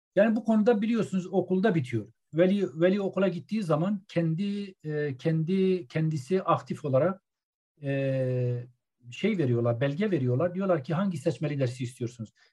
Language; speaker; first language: Turkish; non-native, local second language; Zaza